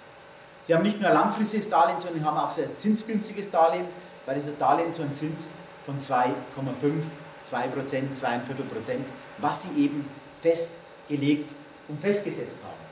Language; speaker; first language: German; native; German